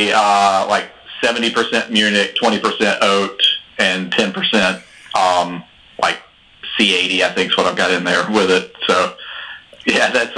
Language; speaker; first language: English; native; English